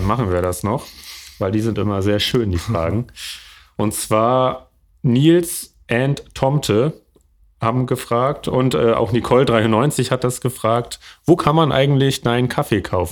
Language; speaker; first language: German; native; German